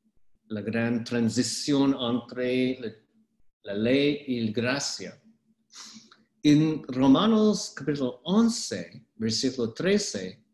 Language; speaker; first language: Spanish; non-native, fluent; English